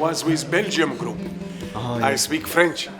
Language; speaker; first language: English; non-native, learner; Arabic